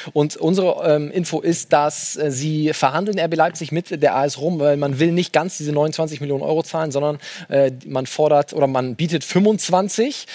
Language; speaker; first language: German; native; German